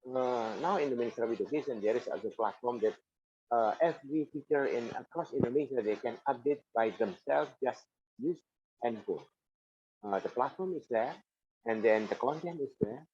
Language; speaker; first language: English; non-native, fluent; Indonesian